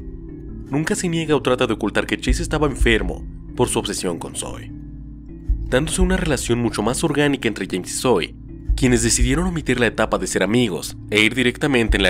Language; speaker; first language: Spanish; native; Spanish